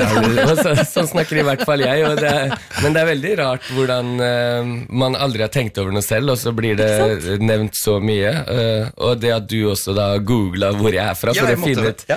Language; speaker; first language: Norwegian; early bilingual, heritage; Norwegian